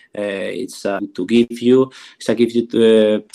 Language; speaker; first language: English; non-native, learner; Spanish